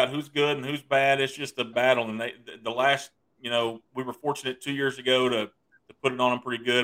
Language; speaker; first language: English; native; English